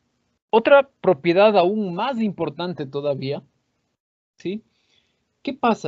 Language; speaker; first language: Spanish; native; Spanish